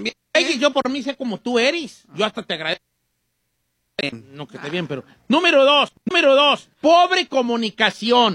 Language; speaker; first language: Spanish; native; Spanish